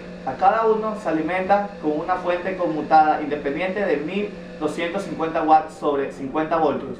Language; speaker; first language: Spanish; native; Spanish